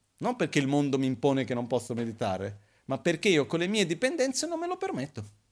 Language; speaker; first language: Italian; non-native, fluent; Portuguese